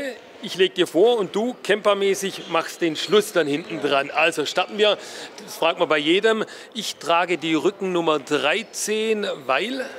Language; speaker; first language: German; native; German